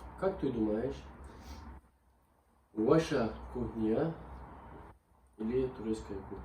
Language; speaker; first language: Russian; non-native, learner; Turkish